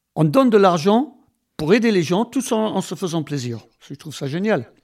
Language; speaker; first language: French; non-native, fluent; English